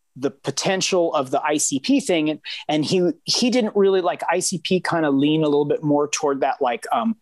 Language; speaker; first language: English; native; English